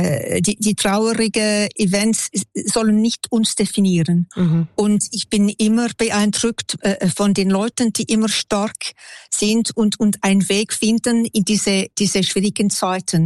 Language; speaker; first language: German; non-native, local second language; French